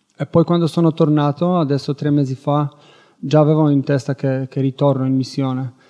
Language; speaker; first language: Italian; non-native, fluent; Polish